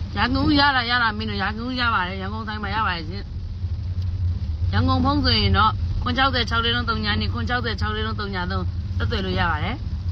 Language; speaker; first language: Burmese; non-native, local second language; Chinese